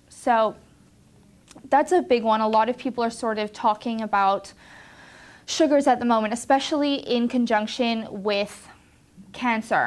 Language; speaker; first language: English; native; English